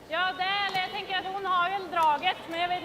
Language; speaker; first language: Swedish; native; Swedish